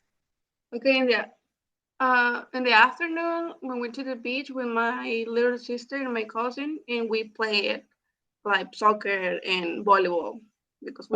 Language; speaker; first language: English; non-native, learner; Spanish